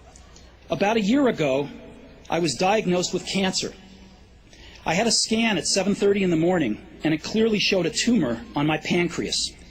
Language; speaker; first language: English; native; English